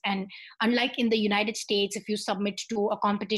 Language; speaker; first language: English; non-native, local second language; Hindi